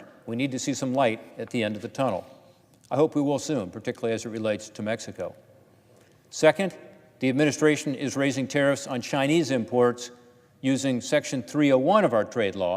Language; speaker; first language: English; native; English